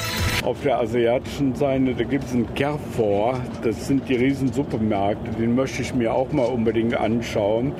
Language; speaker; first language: German; native; German